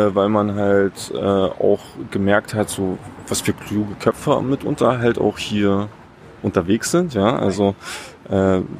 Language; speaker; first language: German; native; German